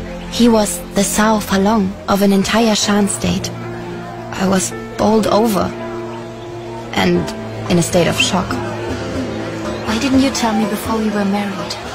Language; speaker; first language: English; non-native, fluent; German